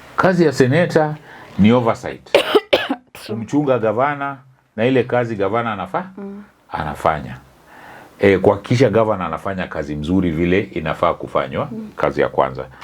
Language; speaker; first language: Swahili; non-native, local second language; Luyia